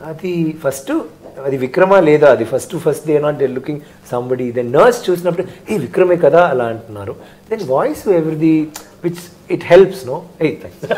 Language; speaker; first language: Telugu; non-native, learner; Tamil